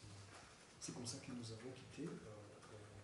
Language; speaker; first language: French; non-native, learner; Kinyarwanda